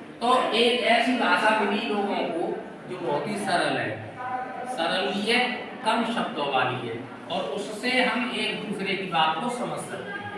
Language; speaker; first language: Hindi; native; Hindi